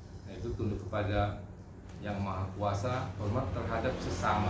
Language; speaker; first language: Indonesian; native; Indonesian